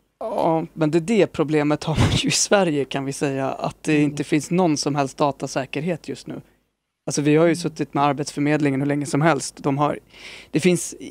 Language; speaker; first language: Swedish; native; Swedish